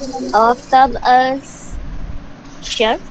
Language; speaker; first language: Persian; non-native, learner; Urdu